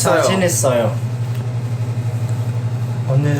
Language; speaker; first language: Korean; non-native, learner; Filipino